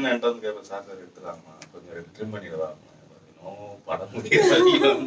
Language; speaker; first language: Tamil; native; Tamil